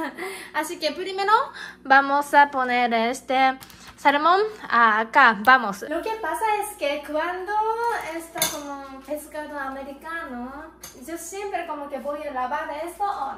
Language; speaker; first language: Spanish; non-native, learner; Japanese